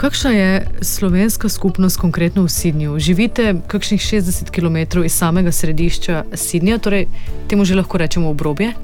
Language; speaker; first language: Slovenian; native; Slovenian